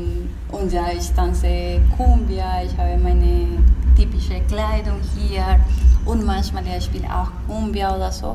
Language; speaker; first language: German; non-native, learner; Spanish